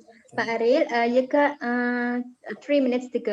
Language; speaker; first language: English; non-native, fluent; Indonesian